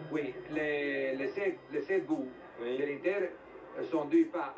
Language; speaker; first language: French; non-native, fluent; Italian